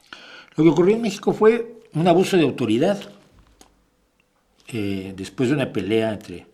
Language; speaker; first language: Spanish; native; Spanish